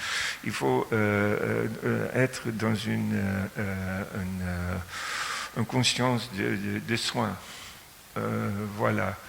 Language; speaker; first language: French; non-native, fluent; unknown